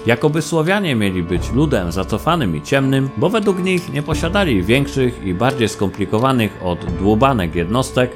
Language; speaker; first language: Polish; native; Polish